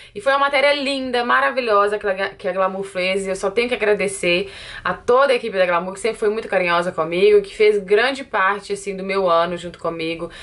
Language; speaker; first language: Portuguese; native; Portuguese